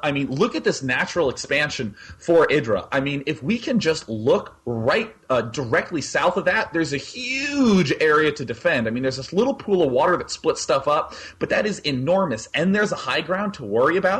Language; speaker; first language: English; native; English